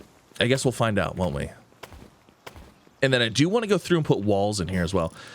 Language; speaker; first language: English; native; English